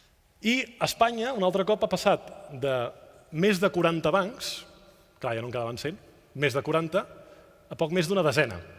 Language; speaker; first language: Catalan; native; Catalan